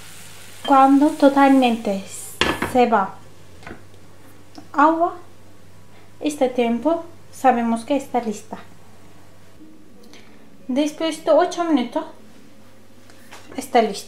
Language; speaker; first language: Spanish; non-native, learner; Turkish